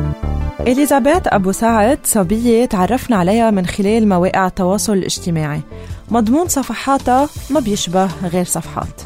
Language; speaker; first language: Arabic; native; Arabic